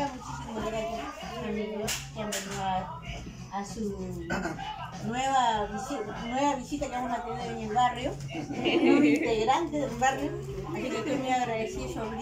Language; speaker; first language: Spanish; native; Spanish